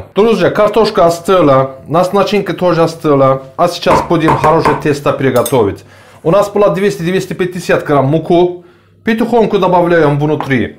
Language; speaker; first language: Russian; non-native, learner; Turkish